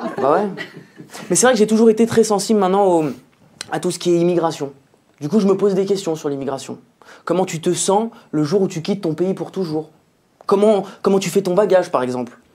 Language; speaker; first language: French; native; French